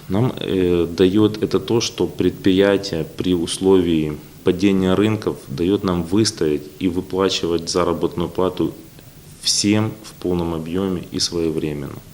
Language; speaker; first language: Russian; native; Russian